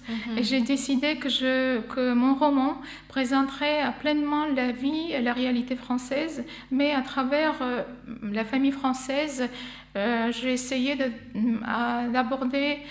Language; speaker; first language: French; non-native, fluent; Armenian